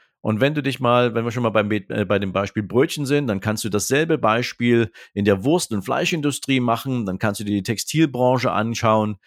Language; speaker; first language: German; native; German